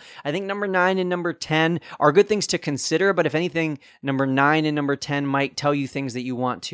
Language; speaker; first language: English; native; English